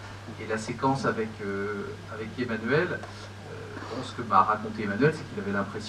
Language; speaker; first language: French; native; French